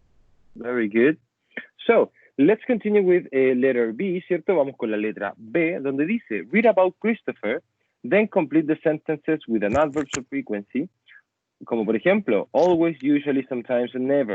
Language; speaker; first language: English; non-native, fluent; Spanish